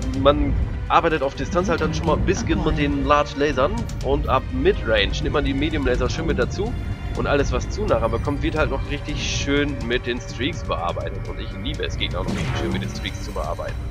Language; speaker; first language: German; native; German